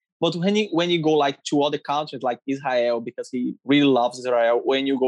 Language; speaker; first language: English; non-native, learner; Portuguese